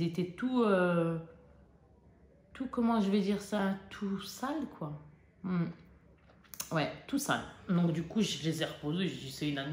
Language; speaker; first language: French; native; French